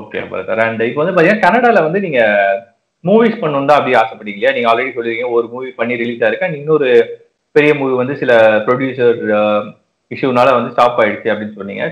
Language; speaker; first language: Tamil; native; Tamil